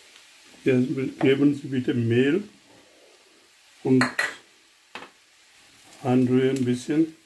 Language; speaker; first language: German; non-native, learner; Urdu